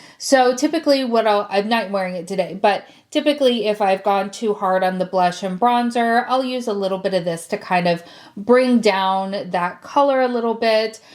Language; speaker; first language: English; native; English